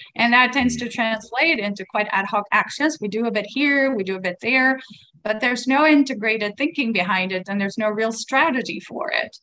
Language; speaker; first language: English; non-native, fluent; Swedish